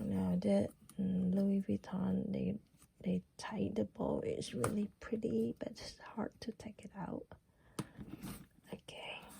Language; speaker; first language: English; non-native, learner; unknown